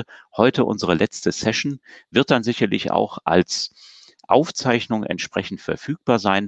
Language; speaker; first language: German; native; German